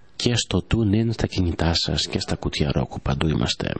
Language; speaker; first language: Greek; early bilingual, heritage; Greek